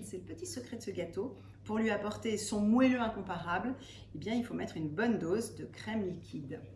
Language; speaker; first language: French; native; French